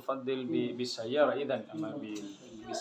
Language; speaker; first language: Arabic; non-native, learner; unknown